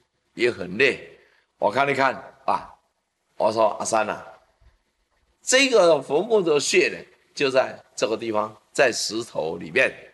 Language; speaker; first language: Chinese; native; Chinese